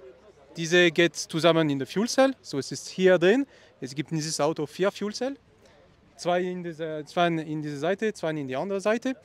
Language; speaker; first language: German; non-native, learner; Italian